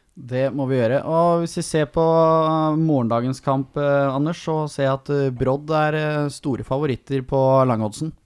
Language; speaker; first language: Norwegian; native; Norwegian